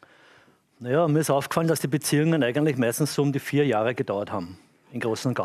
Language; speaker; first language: German; native; German